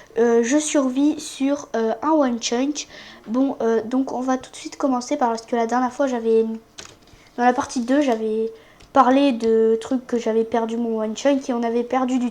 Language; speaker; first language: French; native; French